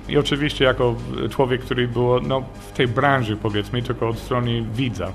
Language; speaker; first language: Polish; non-native, fluent; English